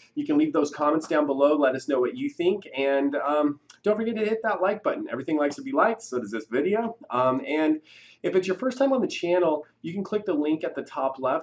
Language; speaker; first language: English; native; English